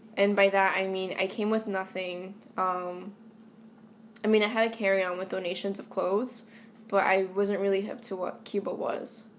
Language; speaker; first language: English; native; English